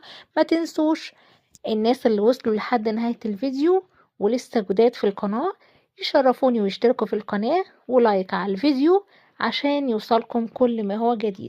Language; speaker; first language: Arabic; native; Arabic